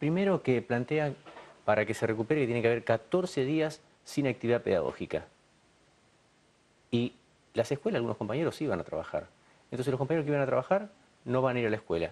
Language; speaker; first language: Spanish; native; Spanish